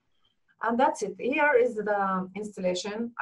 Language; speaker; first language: English; non-native, learner; Arabic